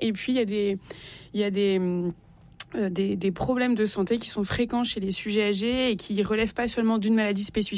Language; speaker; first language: French; native; French